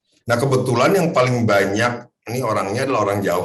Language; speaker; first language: Indonesian; native; Indonesian